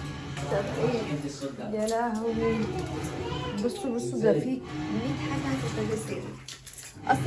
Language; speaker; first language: Arabic; native; Arabic